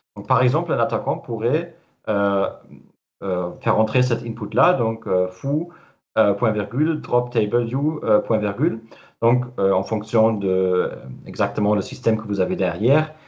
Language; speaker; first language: French; non-native, fluent; German